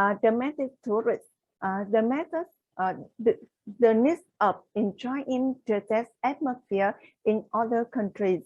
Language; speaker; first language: English; non-native, learner; Vietnamese